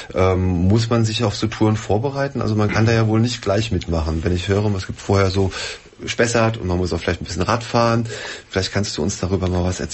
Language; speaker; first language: German; native; German